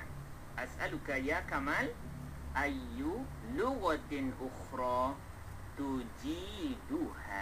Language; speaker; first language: Arabic; non-native, fluent; Malay